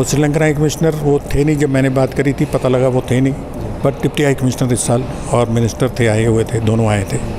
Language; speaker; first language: Hindi; native; Hindi